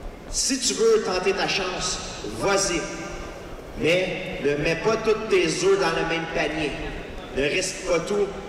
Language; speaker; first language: French; native; French